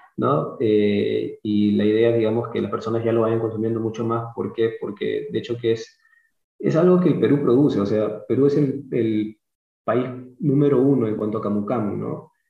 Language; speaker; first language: Spanish; early bilingual, heritage; Spanish